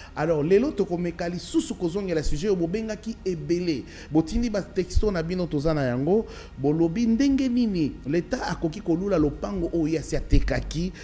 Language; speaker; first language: Lingala; native; Lingala